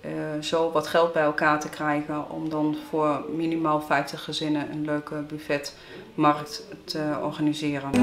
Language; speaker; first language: Dutch; native; Dutch